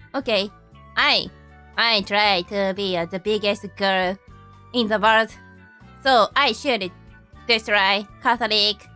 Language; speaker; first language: English; non-native, learner; Japanese